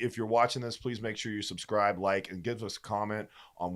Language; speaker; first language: English; native; English